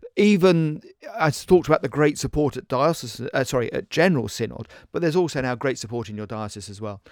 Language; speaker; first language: English; native; English